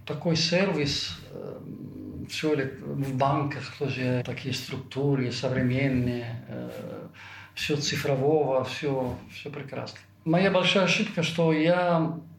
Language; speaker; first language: Russian; non-native, fluent; Italian